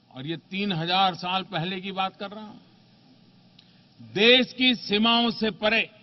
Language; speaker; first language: Hindi; non-native, local second language; Gujarati